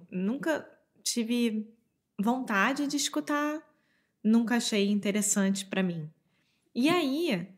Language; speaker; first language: Portuguese; native; Portuguese